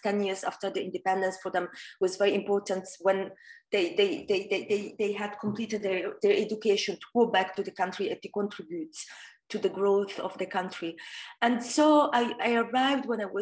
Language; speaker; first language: English; non-native, fluent; Italian